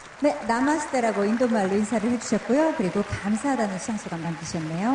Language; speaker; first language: Korean; native; Korean